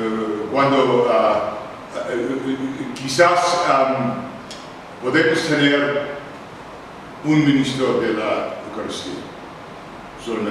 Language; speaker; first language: Spanish; non-native, learner; English